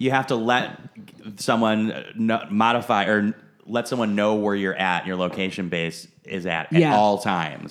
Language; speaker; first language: English; native; English